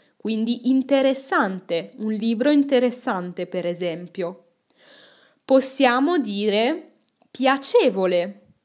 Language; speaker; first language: Italian; native; Italian